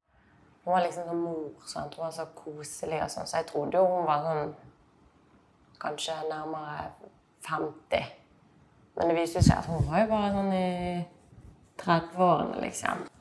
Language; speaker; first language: Norwegian; native; Norwegian